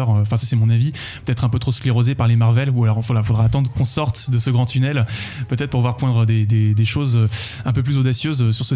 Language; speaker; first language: French; native; French